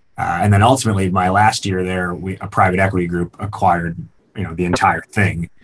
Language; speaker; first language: English; native; English